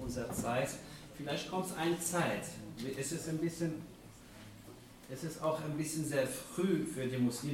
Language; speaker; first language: German; non-native, fluent; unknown